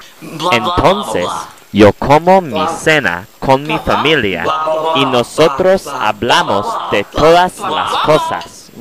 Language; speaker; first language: Spanish; non-native, learner; English